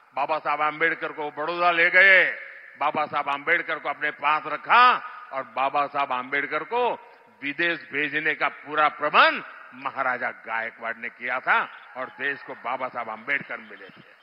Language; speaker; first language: Hindi; non-native, local second language; Gujarati